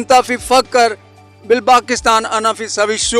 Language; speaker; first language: Arabic; non-native, learner; Urdu